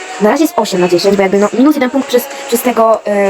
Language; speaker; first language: Polish; native; Polish